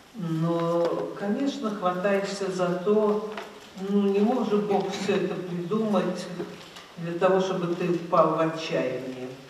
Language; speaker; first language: Russian; native; Russian